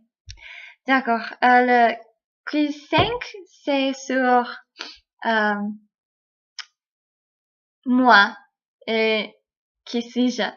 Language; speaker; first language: French; non-native, learner; English